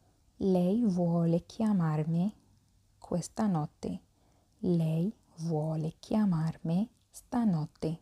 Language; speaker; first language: Italian; non-native, fluent; Arabic